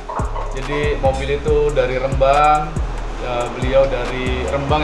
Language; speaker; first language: Indonesian; non-native, local second language; Javanese